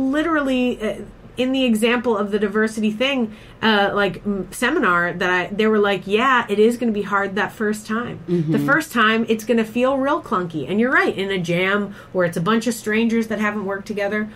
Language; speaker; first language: English; native; English